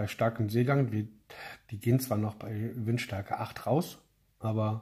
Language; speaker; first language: German; native; German